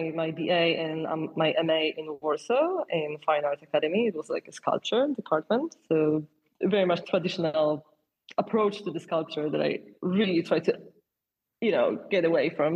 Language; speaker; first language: English; non-native, fluent; Polish